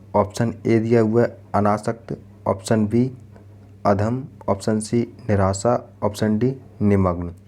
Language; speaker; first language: Hindi; native; Hindi